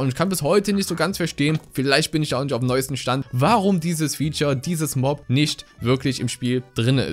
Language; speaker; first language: German; native; German